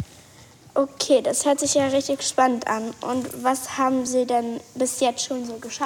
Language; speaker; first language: German; native; German